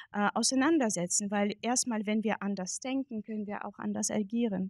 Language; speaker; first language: German; non-native, fluent; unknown